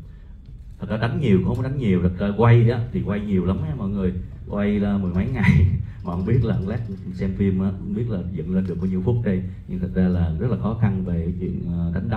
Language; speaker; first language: Vietnamese; native; Vietnamese